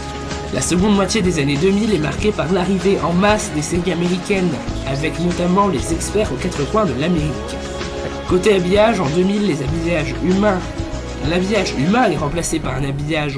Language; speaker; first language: French; native; French